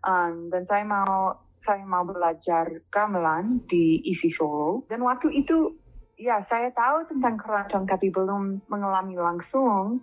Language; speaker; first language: Indonesian; non-native, fluent; English